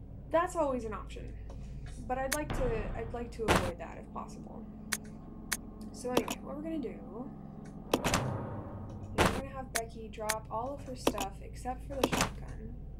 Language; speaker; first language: English; native; English